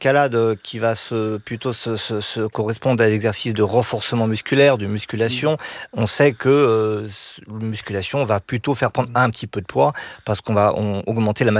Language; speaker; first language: French; native; French